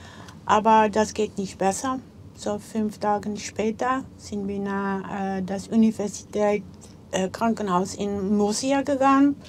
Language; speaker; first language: German; non-native, learner; Dutch